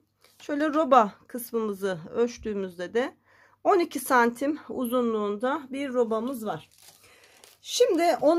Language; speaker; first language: Turkish; native; Turkish